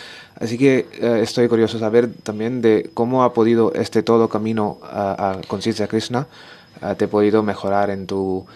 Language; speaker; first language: Spanish; non-native, learner; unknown